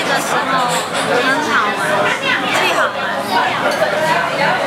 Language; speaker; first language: Chinese; non-native, learner; Korean